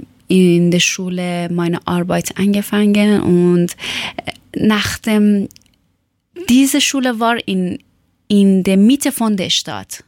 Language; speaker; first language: German; non-native, fluent; Persian